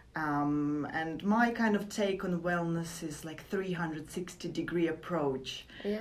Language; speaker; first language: English; non-native, fluent; Latvian